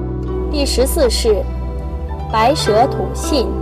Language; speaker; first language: Chinese; native; Chinese